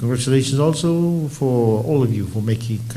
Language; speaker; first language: English; non-native, local second language; Fijian